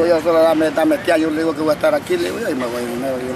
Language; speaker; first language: Spanish; native; Spanish